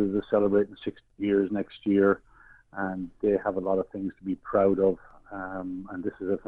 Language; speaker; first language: English; native; English